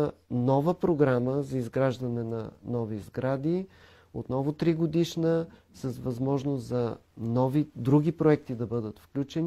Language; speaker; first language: Bulgarian; native; Bulgarian